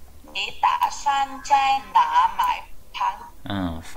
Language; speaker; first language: Chinese; non-native, learner; Vietnamese